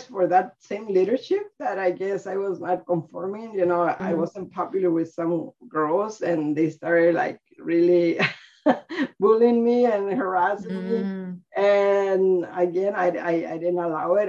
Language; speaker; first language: English; early bilingual, other home language; Spanish